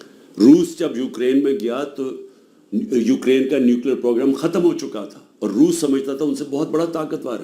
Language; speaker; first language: Urdu; native; Urdu